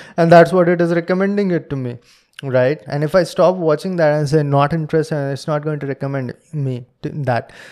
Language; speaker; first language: English; non-native, local second language; Hindi